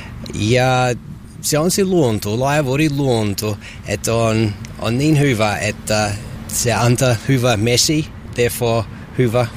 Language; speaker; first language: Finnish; non-native, learner; English